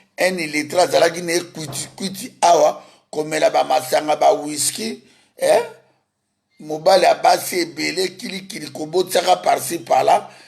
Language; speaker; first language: Lingala; native; Lingala